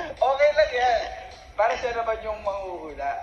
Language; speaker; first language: Filipino; native; Filipino